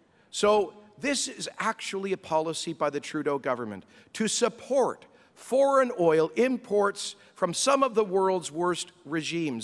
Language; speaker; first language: English; native; English